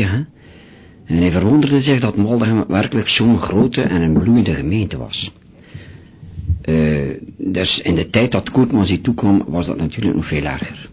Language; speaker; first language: Dutch; native; Dutch